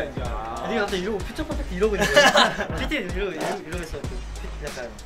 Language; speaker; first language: Korean; native; Korean